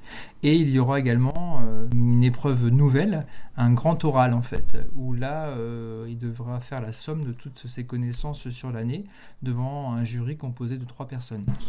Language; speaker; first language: French; native; French